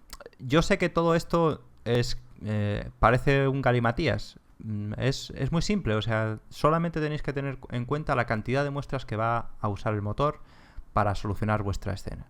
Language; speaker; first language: Spanish; native; Spanish